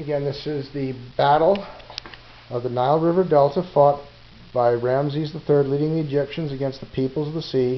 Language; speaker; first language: English; native; English